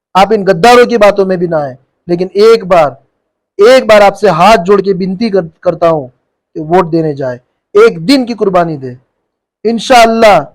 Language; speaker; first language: Hindi; non-native, local second language; Gujarati